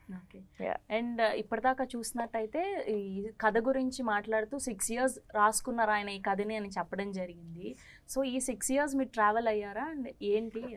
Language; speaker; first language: Telugu; native; Telugu